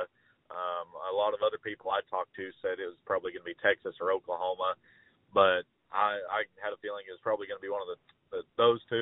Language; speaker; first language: English; native; English